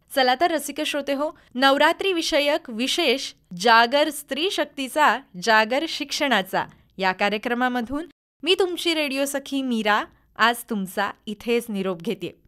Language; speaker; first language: Marathi; native; Marathi